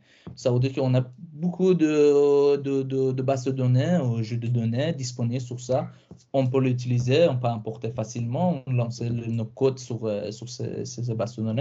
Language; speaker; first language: French; non-native, fluent; Persian